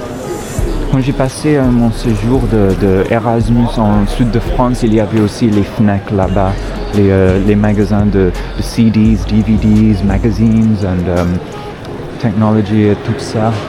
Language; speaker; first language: French; non-native, fluent; English